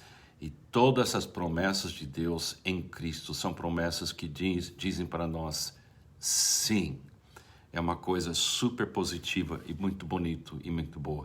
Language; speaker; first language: Portuguese; non-native, fluent; English